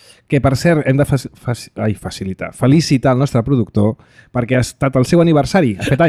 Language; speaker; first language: Catalan; native; Catalan